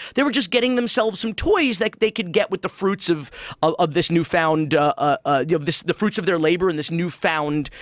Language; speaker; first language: English; native; English